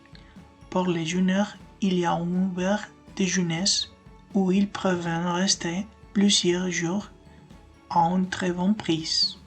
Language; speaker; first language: French; non-native, learner; Spanish